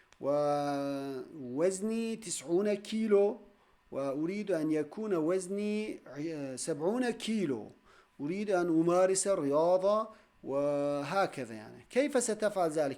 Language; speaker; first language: Arabic; non-native, fluent; Turkish